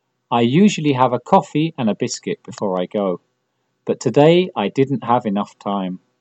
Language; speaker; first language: English; native; English